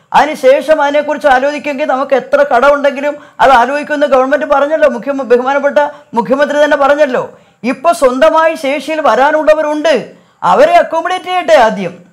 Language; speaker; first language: Malayalam; native; Malayalam